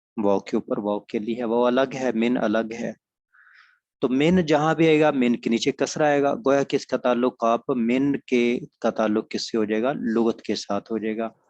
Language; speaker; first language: Urdu; non-native, local second language; Punjabi